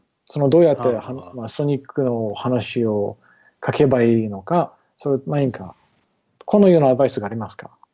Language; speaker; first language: Japanese; non-native, learner; English